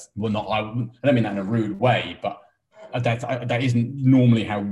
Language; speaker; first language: English; native; English